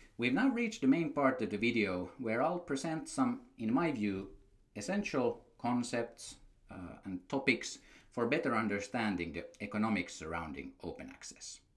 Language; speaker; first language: English; non-native, fluent; Finnish